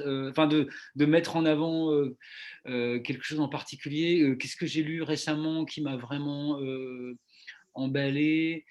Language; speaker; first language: French; native; French